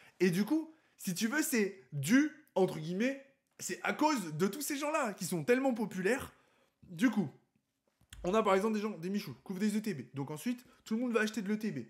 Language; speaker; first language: French; native; French